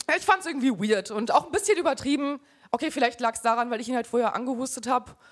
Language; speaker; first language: German; native; German